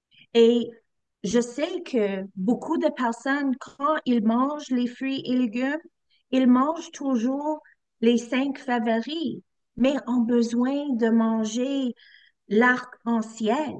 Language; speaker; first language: French; non-native, learner; English